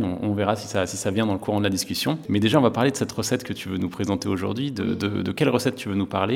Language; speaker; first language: French; native; French